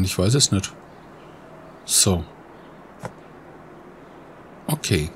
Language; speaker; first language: German; native; German